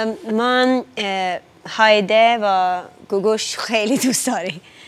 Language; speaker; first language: Persian; non-native, learner; Swedish